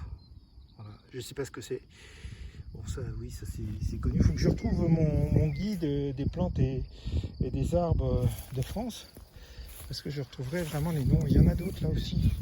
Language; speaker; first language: French; native; French